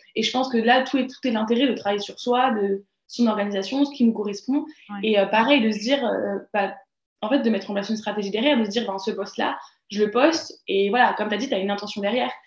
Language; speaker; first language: French; native; French